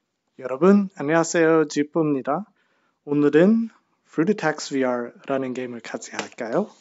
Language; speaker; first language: Korean; non-native, fluent; English